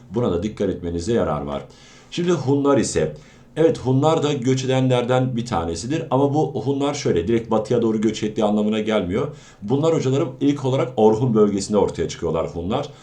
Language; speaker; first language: Turkish; native; Turkish